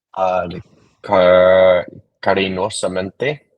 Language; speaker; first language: Spanish; non-native, learner; English